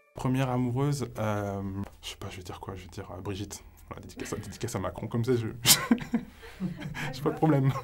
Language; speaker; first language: French; native; French